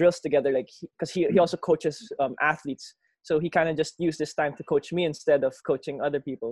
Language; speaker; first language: English; non-native, local second language; Filipino